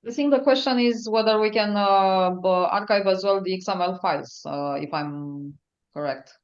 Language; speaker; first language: English; non-native, fluent; Romanian